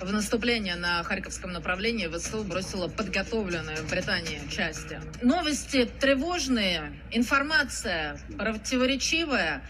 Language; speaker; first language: Russian; native; Russian